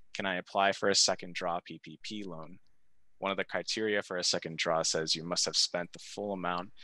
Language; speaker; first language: English; early bilingual, other home language; Spanish